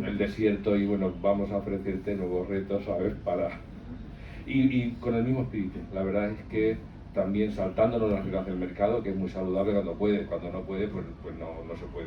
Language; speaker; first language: Spanish; native; Spanish